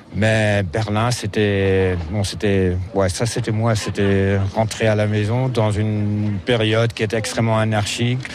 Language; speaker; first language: French; non-native, fluent; German